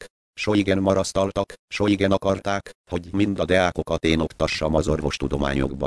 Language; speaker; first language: Hungarian; native; Hungarian